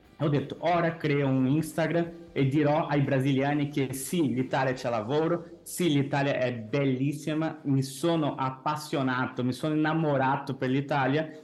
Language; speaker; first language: Italian; non-native, fluent; Portuguese